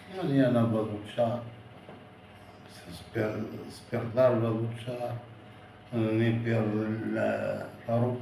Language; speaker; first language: Spanish; non-native, learner; Arabic